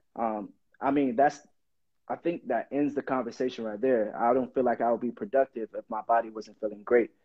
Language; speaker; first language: English; native; English